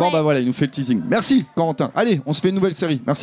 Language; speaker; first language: French; native; French